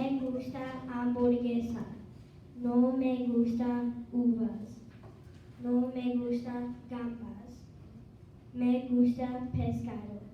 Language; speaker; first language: Spanish; non-native, learner; English